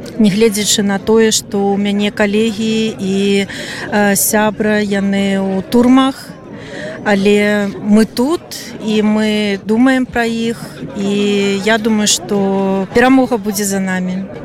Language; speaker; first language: Belarusian; non-native, local second language; Russian